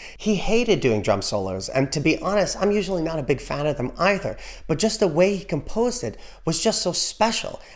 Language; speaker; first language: English; native; English